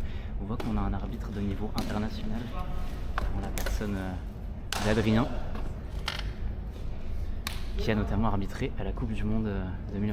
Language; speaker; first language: French; native; French